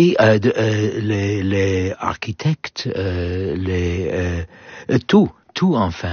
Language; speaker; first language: French; non-native, fluent; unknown